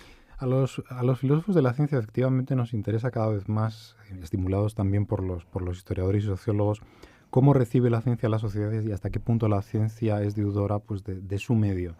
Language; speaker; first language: Spanish; native; Spanish